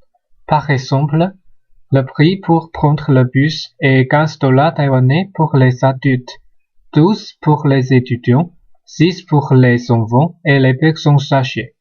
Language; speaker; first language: French; non-native, learner; Chinese